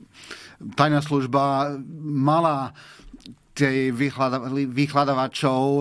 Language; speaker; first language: Slovak; non-native, fluent; English